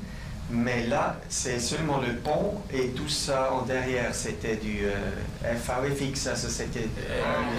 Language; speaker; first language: French; non-native, local second language; German